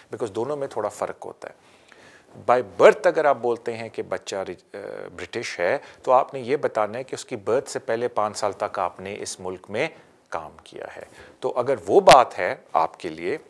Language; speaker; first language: Urdu; native; Urdu